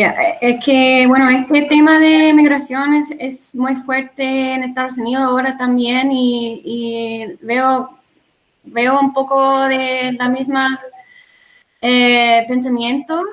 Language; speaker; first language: Spanish; non-native, learner; English